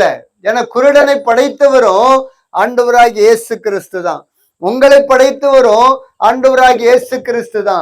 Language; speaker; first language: Tamil; native; Tamil